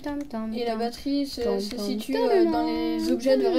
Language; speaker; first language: French; native; French